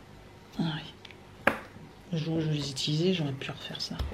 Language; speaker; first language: French; native; French